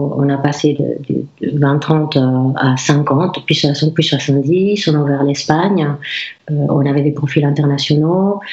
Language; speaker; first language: French; non-native, fluent; Spanish